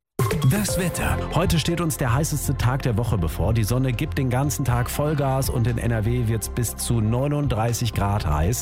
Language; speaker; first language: German; native; German